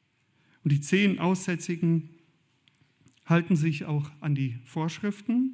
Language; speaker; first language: German; native; German